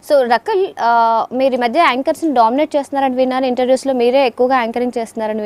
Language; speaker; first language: Telugu; native; Telugu